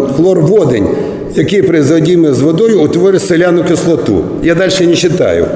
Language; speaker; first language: Ukrainian; non-native, local second language; Russian